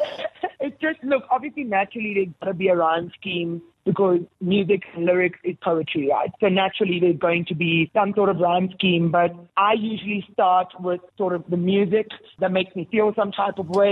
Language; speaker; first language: English; native; English